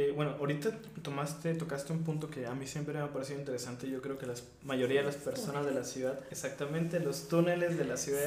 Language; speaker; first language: Spanish; native; Spanish